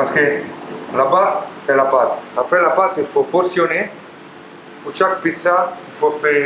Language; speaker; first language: French; non-native, learner; Italian